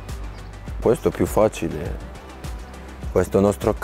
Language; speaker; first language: Italian; non-native, learner; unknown